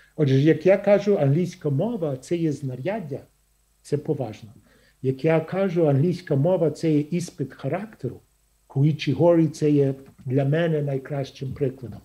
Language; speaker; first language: Ukrainian; early bilingual, heritage; Ukrainian